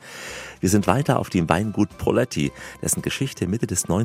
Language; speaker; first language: German; native; German